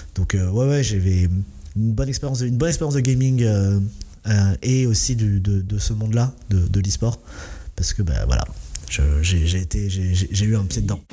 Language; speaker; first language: French; native; French